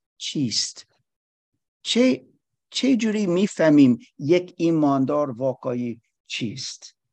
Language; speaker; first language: Persian; non-native, learner; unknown